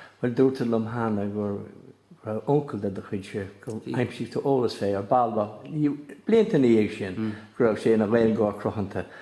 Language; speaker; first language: Irish; native; Irish